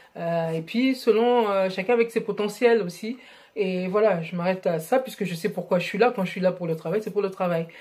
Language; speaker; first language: French; non-native, local second language; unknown